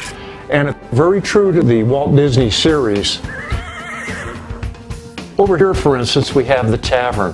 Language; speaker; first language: English; native; English